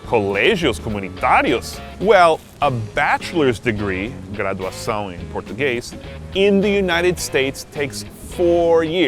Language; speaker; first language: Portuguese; non-native, fluent; English